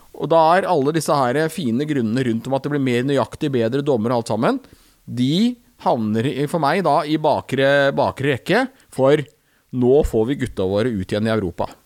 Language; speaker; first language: Norwegian; native; Norwegian